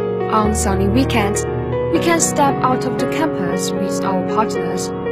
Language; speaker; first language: English; non-native, fluent; Chinese